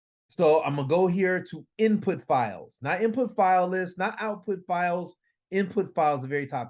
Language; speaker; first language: English; native; English